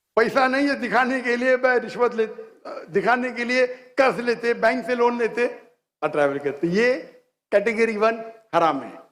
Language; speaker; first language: Hindi; non-native, local second language; Konkani